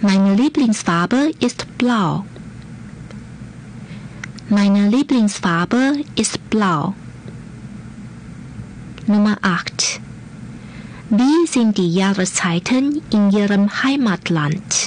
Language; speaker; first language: German; non-native, fluent; Chinese